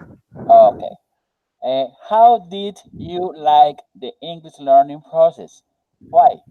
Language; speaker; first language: English; non-native, learner; Spanish